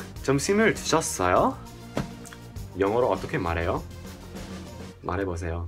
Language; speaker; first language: Korean; non-native, fluent; English